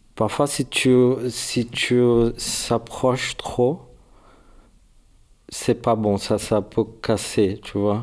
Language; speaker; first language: French; non-native, learner; Portuguese